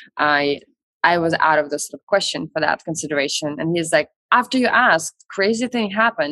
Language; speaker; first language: English; non-native, fluent; Russian